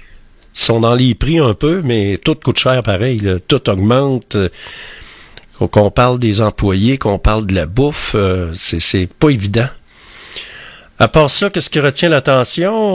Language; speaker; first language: French; native; French